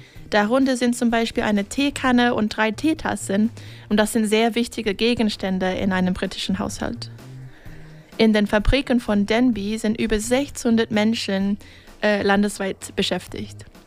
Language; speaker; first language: German; non-native, fluent; English